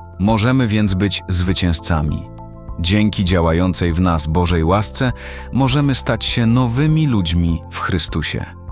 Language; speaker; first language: Polish; native; Polish